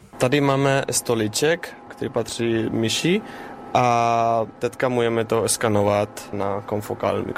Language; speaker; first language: Czech; non-native, learner; Spanish